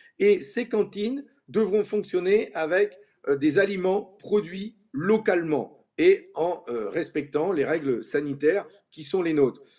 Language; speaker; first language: French; native; French